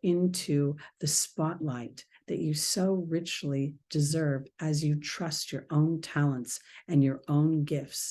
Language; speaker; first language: English; native; English